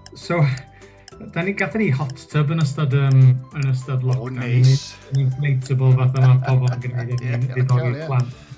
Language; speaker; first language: Welsh; non-native, local second language; English